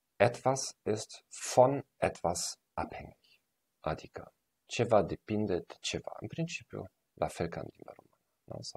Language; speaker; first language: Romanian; non-native, fluent; German